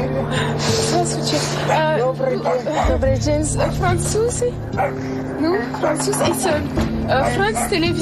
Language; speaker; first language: Russian; early bilingual, heritage; French